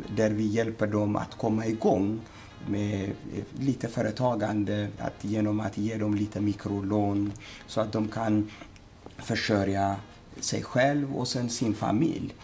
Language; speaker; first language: Swedish; non-native, fluent; Amharic